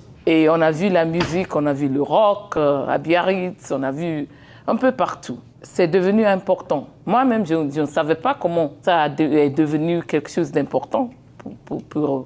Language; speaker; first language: French; non-native, fluent; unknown